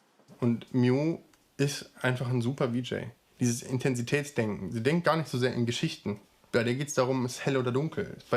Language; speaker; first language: German; native; German